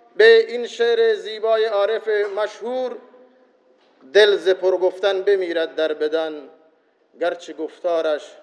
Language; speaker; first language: Persian; non-native, local second language; Baluchi